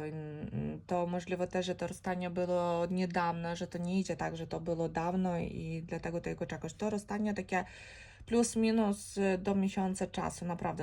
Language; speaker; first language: Polish; non-native, fluent; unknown